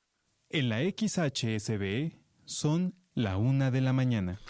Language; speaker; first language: Spanish; native; Spanish